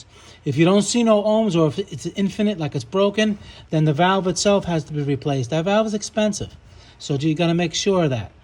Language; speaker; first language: English; native; English